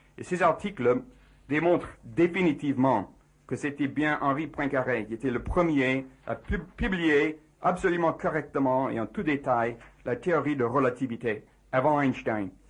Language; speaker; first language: French; non-native, fluent; English